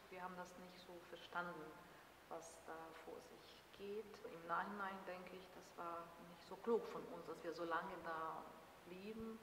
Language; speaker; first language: German; non-native, fluent; Bosnian